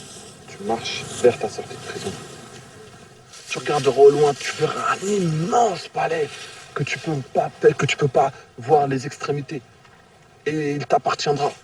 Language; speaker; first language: French; native; French